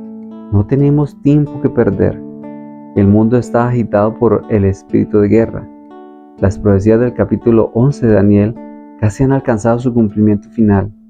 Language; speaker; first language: Spanish; native; Spanish